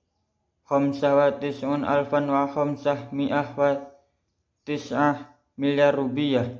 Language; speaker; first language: Arabic; non-native, learner; Indonesian